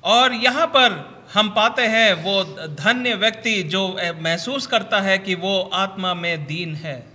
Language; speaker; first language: Hindi; non-native, local second language; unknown